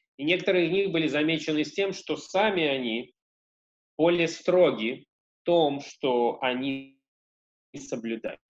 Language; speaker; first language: Russian; early bilingual, heritage; Russian